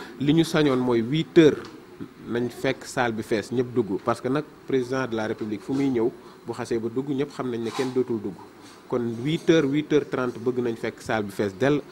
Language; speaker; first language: Wolof; non-native, local second language; Fula